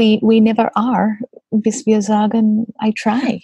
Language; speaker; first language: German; non-native, learner; English